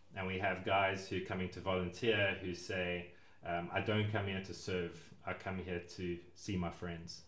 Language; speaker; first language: English; native; English